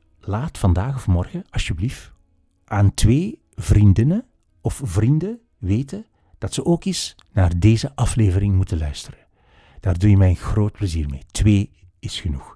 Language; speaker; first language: Dutch; native; Dutch